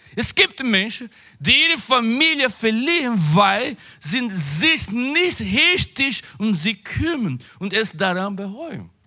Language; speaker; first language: German; non-native, learner; Portuguese